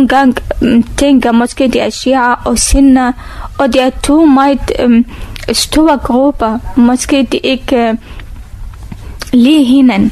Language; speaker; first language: Danish; non-native, learner; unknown